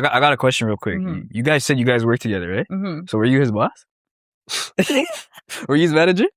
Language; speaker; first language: English; native; English